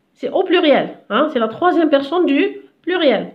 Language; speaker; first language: French; non-native, local second language; Arabic